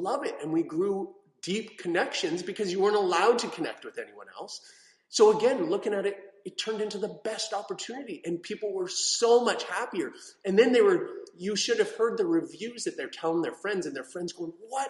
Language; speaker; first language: English; native; English